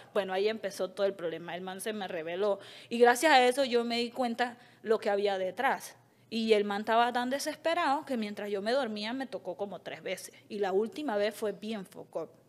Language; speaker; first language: Spanish; native; Spanish